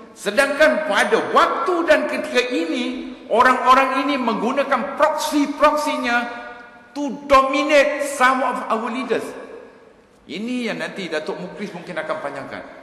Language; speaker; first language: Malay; native; Malay